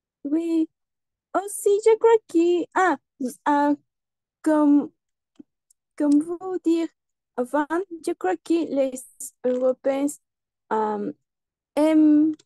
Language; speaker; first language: French; non-native, learner; Spanish